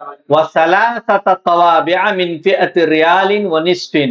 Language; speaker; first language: Arabic; non-native, fluent; Urdu